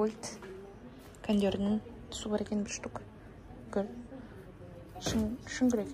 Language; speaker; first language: Kazakh; native; Kazakh